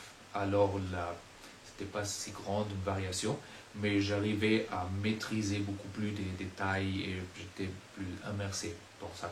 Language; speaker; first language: French; non-native, fluent; German